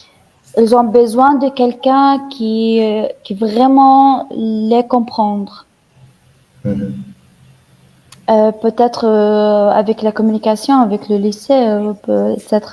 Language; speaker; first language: French; non-native, fluent; Arabic